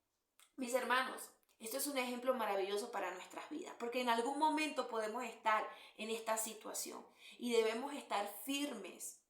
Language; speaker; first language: Spanish; native; Spanish